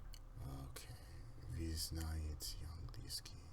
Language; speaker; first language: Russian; non-native, learner; English